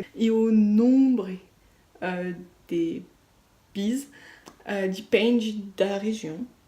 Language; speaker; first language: Portuguese; non-native, learner; French